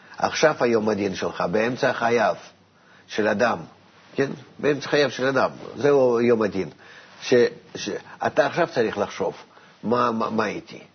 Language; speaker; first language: Hebrew; non-native, fluent; Russian